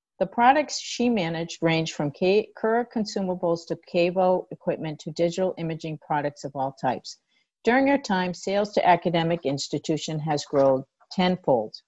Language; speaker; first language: English; native; English